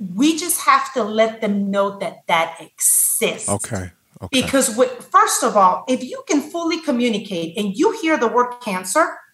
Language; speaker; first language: English; non-native, fluent; Spanish